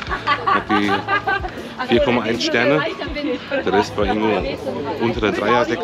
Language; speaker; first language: German; native; German